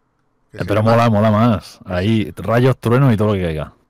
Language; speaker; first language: Spanish; native; Spanish